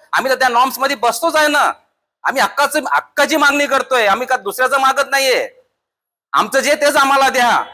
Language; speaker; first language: Marathi; non-native, local second language; Lambadi